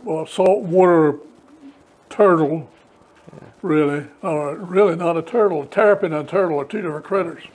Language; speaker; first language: English; native; English